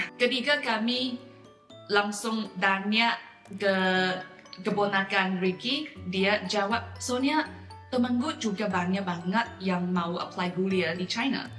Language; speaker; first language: Indonesian; non-native, fluent; Chinese